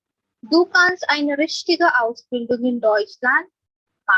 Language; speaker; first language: German; non-native, fluent; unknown